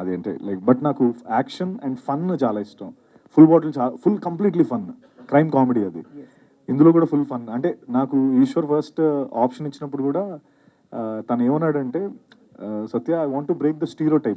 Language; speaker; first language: Telugu; native; Telugu